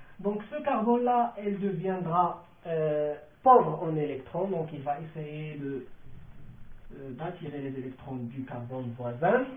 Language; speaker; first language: French; non-native, local second language; Arabic